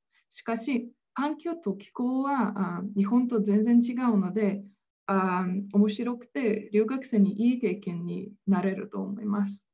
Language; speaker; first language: Japanese; non-native, fluent; Slovenian